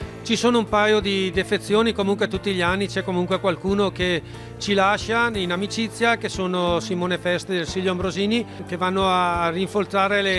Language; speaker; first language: Italian; native; Italian